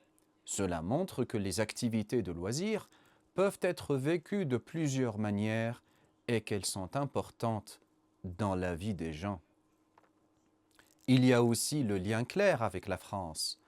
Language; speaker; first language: French; non-native, learner; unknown